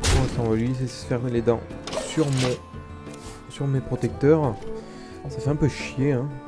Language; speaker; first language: French; native; French